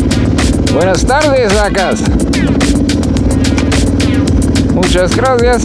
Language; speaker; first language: Spanish; non-native, learner; German